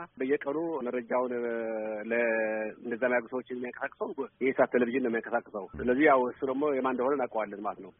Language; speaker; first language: Amharic; non-native, local second language; Tigrinya